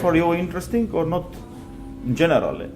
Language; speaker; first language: English; non-native, fluent; Estonian